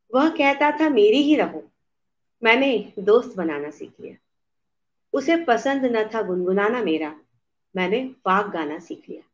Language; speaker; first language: Hindi; native; Hindi